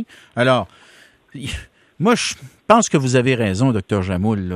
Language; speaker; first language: French; native; French